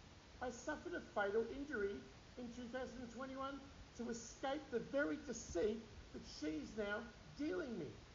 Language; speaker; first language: English; native; English